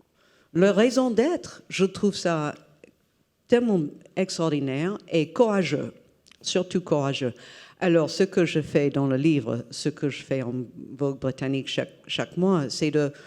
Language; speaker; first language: French; non-native, fluent; English